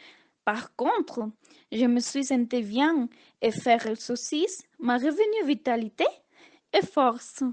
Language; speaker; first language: French; non-native, learner; Spanish